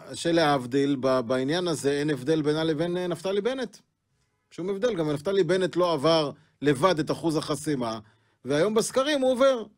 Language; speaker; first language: Hebrew; native; Hebrew